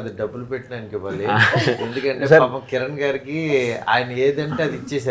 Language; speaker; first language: Telugu; native; Telugu